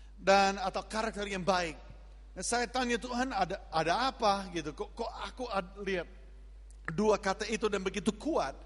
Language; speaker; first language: Indonesian; non-native, fluent; English